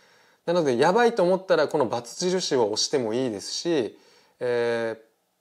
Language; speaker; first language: Japanese; native; Japanese